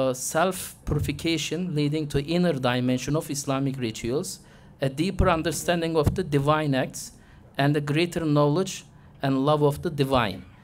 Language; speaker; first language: English; non-native, fluent; Turkish